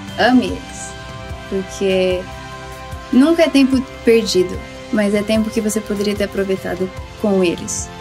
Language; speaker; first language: Portuguese; early bilingual, heritage; Portuguese